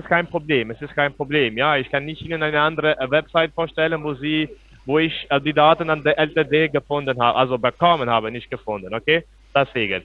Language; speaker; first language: German; non-native, fluent; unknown